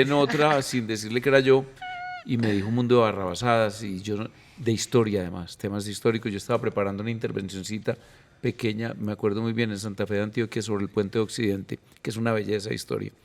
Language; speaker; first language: Spanish; native; Spanish